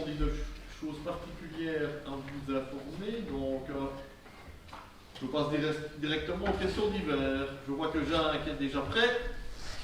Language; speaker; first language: French; native; French